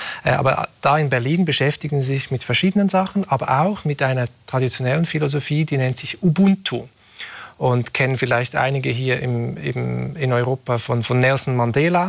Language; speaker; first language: German; native; German